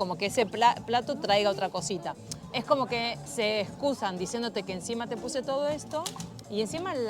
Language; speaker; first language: Spanish; native; Spanish